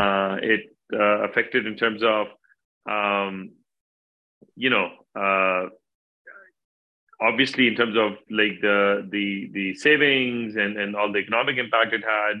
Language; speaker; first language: English; non-native, local second language; Urdu